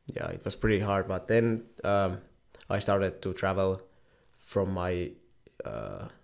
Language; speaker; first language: English; non-native, learner; Finnish